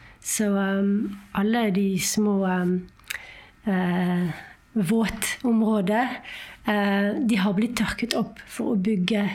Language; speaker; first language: Norwegian; non-native, fluent; French